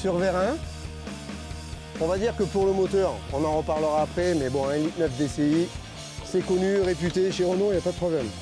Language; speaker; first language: French; native; French